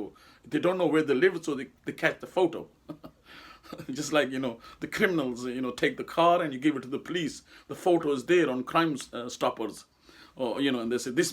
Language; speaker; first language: English; non-native, local second language; Urdu